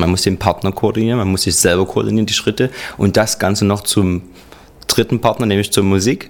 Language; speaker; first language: German; native; German